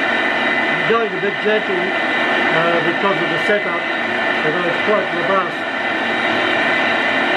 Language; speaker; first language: English; native; English